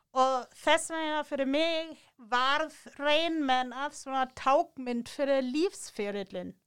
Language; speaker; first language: Icelandic; non-native, fluent; German